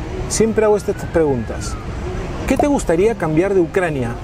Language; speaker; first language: Spanish; native; Spanish